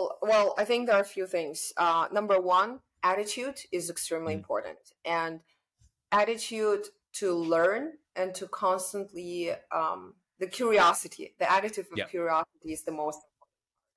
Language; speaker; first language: English; non-native, fluent; Chinese